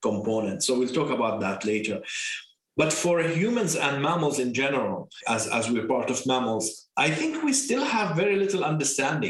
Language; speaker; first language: English; non-native, fluent; Arabic